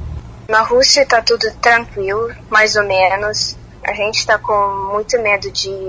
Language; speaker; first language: Portuguese; non-native, fluent; Russian